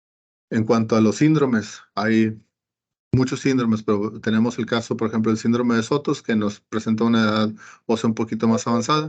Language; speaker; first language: Spanish; native; Spanish